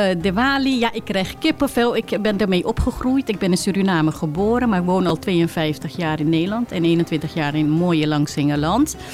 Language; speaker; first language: Dutch; early bilingual, other home language; Caribbean Hindustani